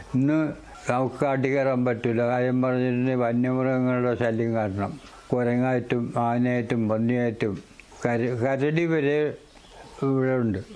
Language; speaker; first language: Malayalam; native; Malayalam